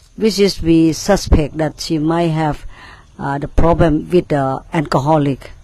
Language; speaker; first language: English; non-native, learner; Thai